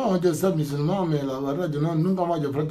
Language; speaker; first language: Spanish; non-native, learner; Wolof